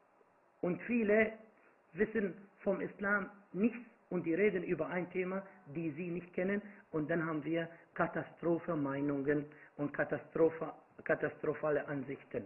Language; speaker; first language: German; non-native, fluent; Arabic